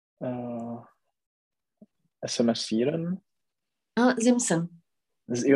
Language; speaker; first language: German; non-native, learner; Czech